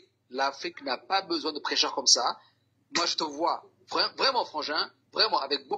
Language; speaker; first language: French; non-native, local second language; Somali